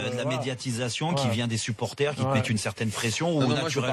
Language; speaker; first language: French; native; French